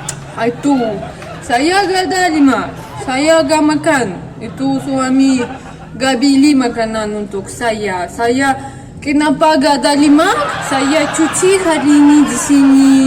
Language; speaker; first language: Indonesian; non-native, learner; Russian